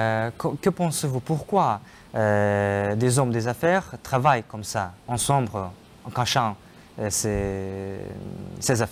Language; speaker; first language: French; non-native, fluent; Ukrainian